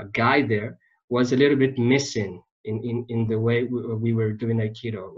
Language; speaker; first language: English; non-native, fluent; French